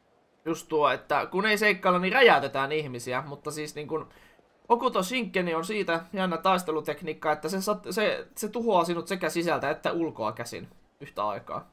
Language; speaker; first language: Finnish; native; Finnish